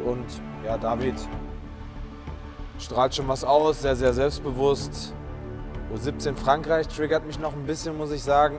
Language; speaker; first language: German; native; German